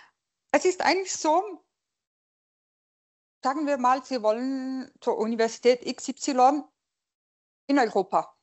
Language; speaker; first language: German; non-native, local second language; French